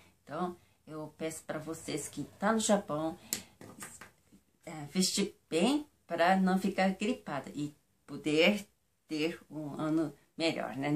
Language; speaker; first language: Portuguese; non-native, fluent; Japanese